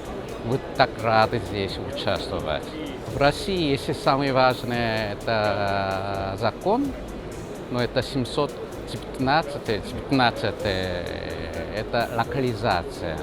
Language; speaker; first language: Russian; non-native, fluent; Korean